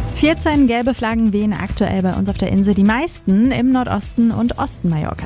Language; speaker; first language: German; native; German